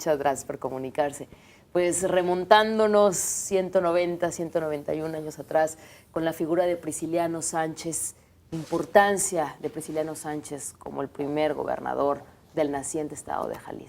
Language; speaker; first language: Spanish; native; Spanish